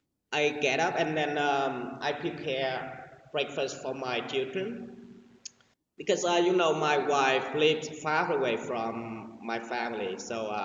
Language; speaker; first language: English; non-native, learner; Vietnamese